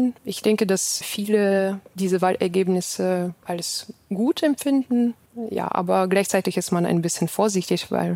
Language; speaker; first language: German; non-native, fluent; Ukrainian